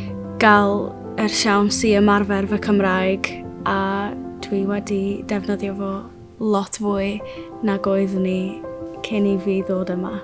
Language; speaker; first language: Welsh; non-native, local second language; English